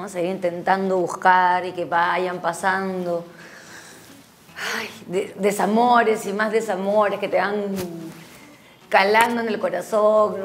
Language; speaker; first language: Spanish; native; Spanish